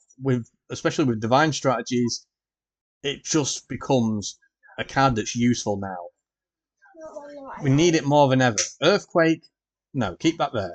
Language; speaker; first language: English; native; English